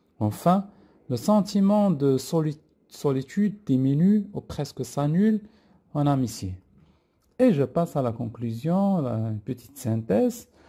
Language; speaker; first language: French; non-native, local second language; Arabic